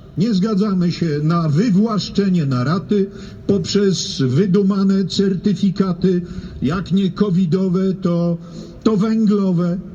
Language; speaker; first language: Polish; native; Polish